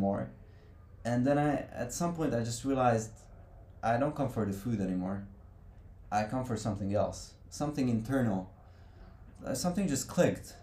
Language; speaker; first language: English; non-native, fluent; Hungarian